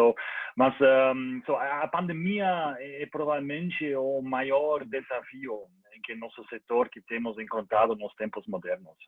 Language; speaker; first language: Portuguese; non-native, learner; German